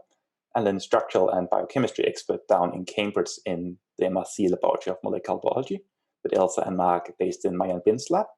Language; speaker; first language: English; non-native, fluent; Danish